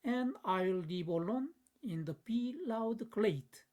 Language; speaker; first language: English; non-native, fluent; Korean